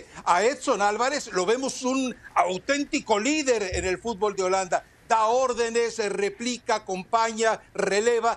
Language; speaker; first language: Spanish; native; Spanish